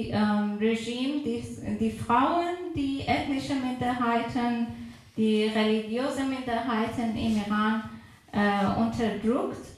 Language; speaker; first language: German; non-native, fluent; Persian